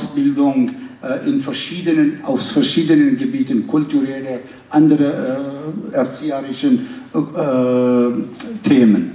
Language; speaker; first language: German; non-native, fluent; Arabic